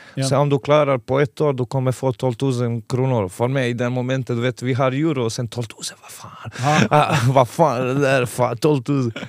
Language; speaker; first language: Swedish; non-native, fluent; Serbian